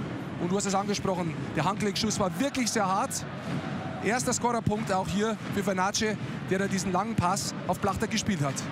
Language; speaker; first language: German; native; German